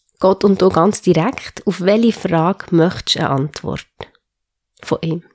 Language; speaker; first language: German; native; German